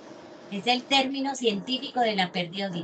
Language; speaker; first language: Spanish; native; Spanish